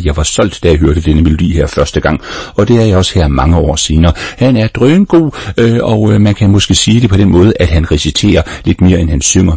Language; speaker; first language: Danish; native; Danish